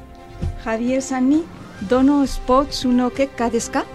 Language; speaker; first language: Japanese; non-native, learner; Spanish